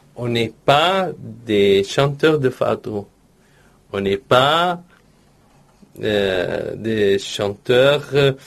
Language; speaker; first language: French; non-native, learner; Portuguese